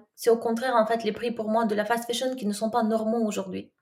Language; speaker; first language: French; non-native, fluent; Russian